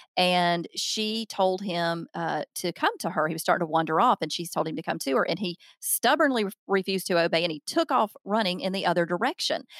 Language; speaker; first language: English; native; English